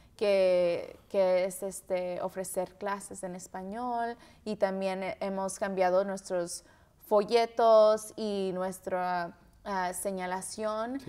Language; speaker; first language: Spanish; early bilingual, heritage; Spanish